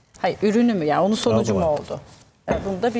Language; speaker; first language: Turkish; native; Turkish